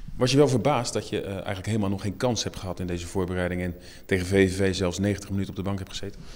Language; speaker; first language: Dutch; native; Dutch